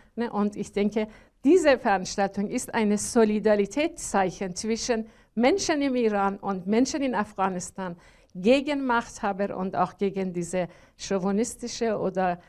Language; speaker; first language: German; non-native, learner; Persian